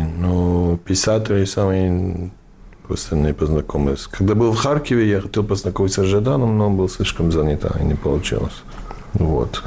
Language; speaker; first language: Russian; non-native, fluent; English